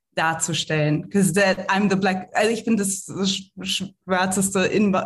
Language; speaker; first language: German; native; German